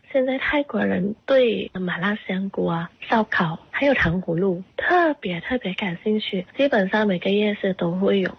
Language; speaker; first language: Chinese; non-native, fluent; Thai